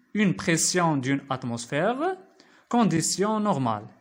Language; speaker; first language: French; non-native, local second language; Arabic